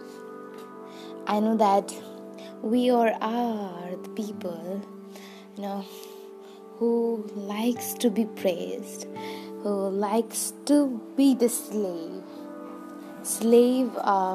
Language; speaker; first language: English; non-native, local second language; Nepali